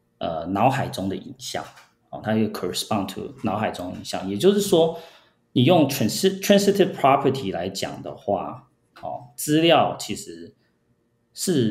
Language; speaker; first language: Chinese; early bilingual, heritage; Chinese